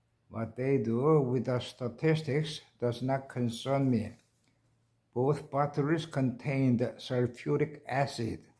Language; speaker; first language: English; non-native, learner; Korean